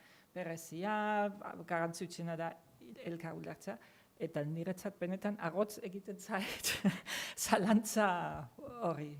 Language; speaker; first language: Basque; non-native, fluent; German